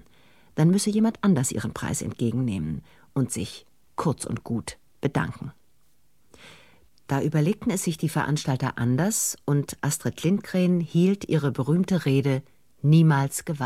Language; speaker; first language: German; native; German